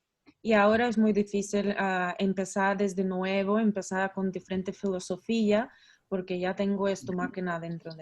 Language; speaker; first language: Spanish; non-native, learner; Russian